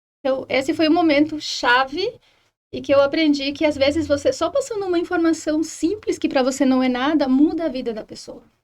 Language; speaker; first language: Portuguese; non-native, fluent; Spanish